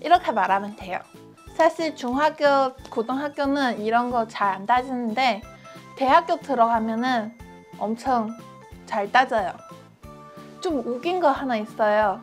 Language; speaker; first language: Korean; non-native, fluent; Chinese